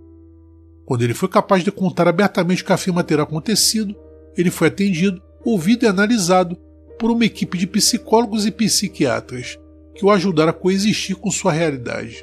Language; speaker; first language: Portuguese; native; Portuguese